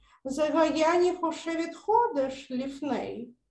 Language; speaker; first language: Hebrew; non-native, learner; Russian